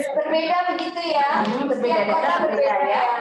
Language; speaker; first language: Indonesian; native; Indonesian